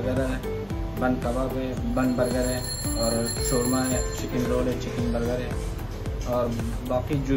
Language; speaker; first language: Hindi; non-native, learner; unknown